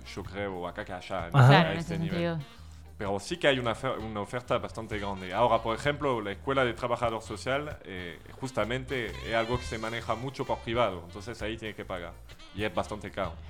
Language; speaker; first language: Spanish; non-native, fluent; French